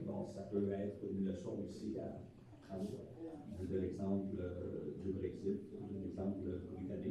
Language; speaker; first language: French; native; French